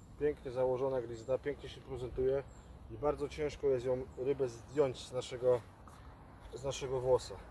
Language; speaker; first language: Polish; native; Polish